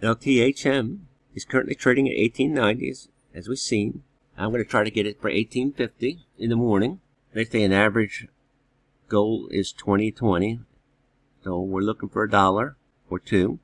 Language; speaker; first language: English; native; English